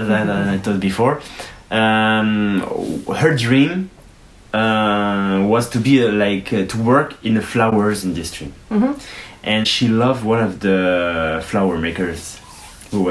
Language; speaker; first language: English; non-native, learner; French